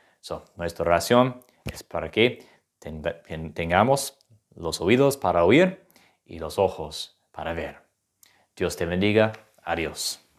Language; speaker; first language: Spanish; non-native, learner; English